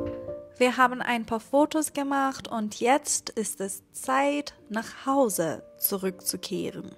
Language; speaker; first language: German; non-native, fluent; Persian